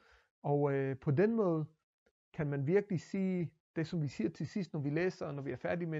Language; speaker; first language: Danish; non-native, fluent; Hebrew